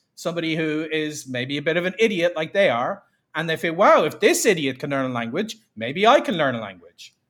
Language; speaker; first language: English; native; English